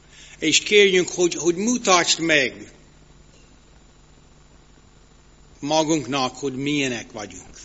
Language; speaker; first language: Hungarian; non-native, fluent; English